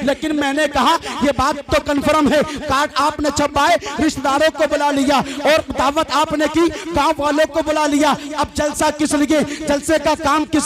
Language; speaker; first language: Hindi; native; Hindi